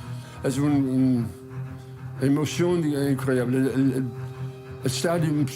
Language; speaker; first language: Spanish; non-native, learner; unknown